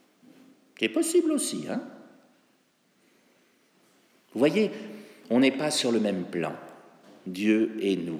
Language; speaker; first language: French; native; French